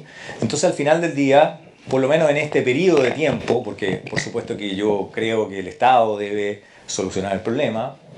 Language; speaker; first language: Spanish; native; Spanish